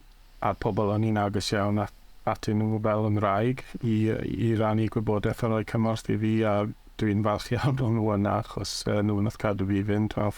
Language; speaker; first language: Welsh; native; Welsh